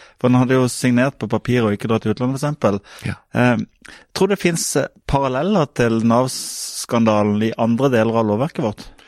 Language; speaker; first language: Norwegian; native; Norwegian